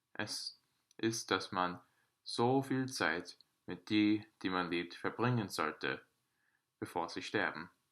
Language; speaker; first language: German; non-native, learner; English